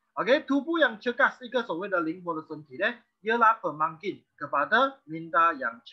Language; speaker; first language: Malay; non-native, local second language; Chinese